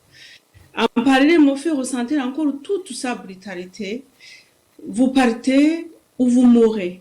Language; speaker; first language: French; non-native, local second language; Kinyarwanda